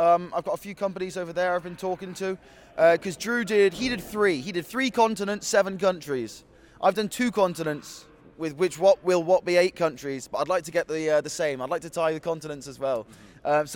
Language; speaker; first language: English; native; English